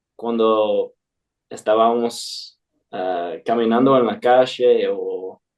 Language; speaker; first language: Spanish; non-native, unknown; English